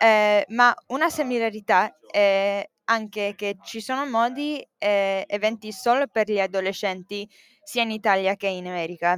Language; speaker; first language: Italian; non-native, fluent; English